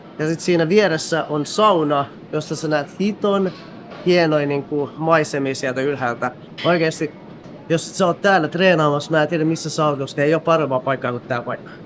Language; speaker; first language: Finnish; early bilingual, other home language; Kurdish